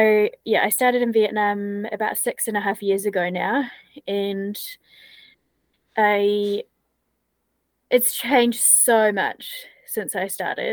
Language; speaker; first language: English; native; English